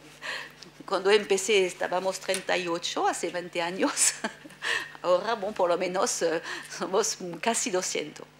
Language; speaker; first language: Spanish; non-native, fluent; French